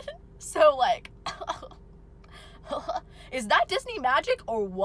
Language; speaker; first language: English; native; English